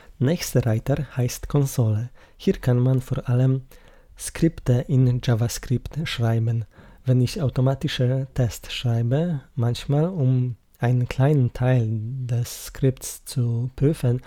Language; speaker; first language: German; non-native, learner; Polish